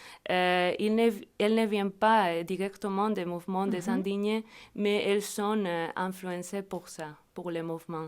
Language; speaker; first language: French; non-native, fluent; Spanish